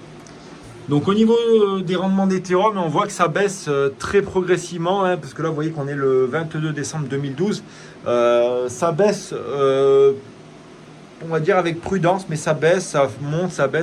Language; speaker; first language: French; native; French